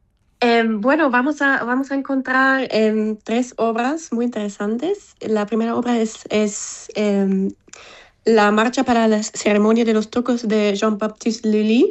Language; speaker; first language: Spanish; non-native, fluent; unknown